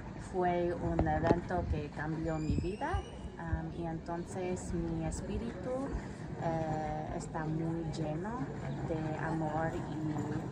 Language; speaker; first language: Spanish; non-native, learner; English